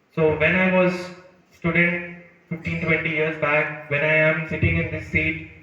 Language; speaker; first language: English; non-native, local second language; Telugu